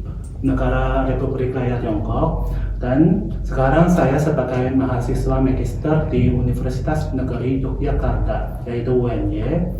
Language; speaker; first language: Indonesian; non-native, fluent; Chinese